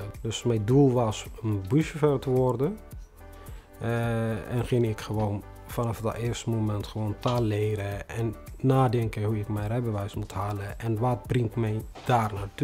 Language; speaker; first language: Dutch; non-native, fluent; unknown